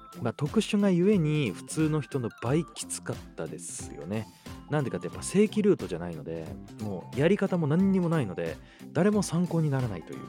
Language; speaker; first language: Japanese; native; Japanese